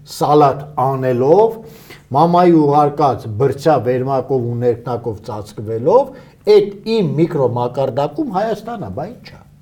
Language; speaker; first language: Armenian; native; Armenian